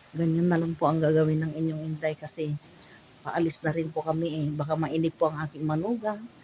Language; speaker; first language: Filipino; non-native, local second language; Cebuano